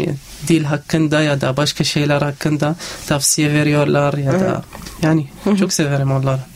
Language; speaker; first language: Turkish; non-native, learner; Arabic